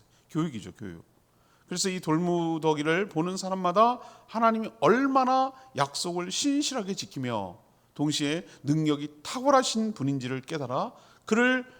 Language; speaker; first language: Korean; native; Korean